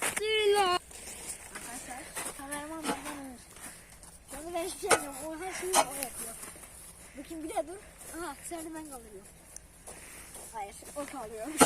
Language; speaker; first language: Turkish; native; Turkish